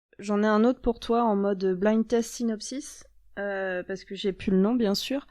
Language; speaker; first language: French; native; French